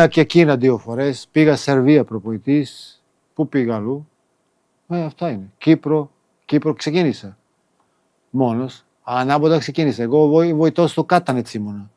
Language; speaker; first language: Greek; non-native, fluent; Serbian